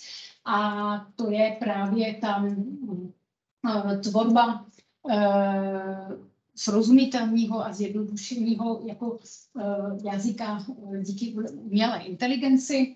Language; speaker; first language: Czech; non-native, fluent; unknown